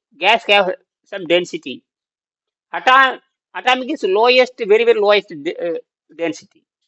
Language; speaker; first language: English; non-native, local second language; Tamil